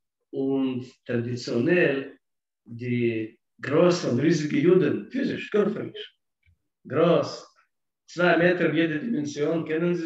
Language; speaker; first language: German; non-native, fluent; Russian